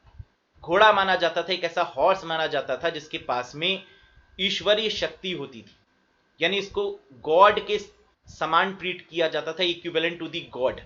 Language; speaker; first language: Hindi; native; Hindi